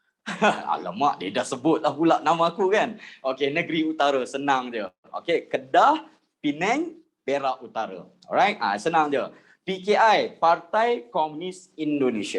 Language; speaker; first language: Malay; native; Malay